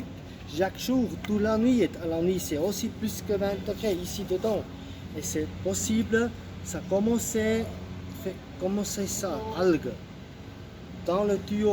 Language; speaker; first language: French; non-native, local second language; German